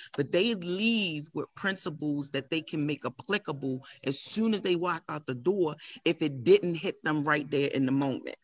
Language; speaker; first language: English; native; English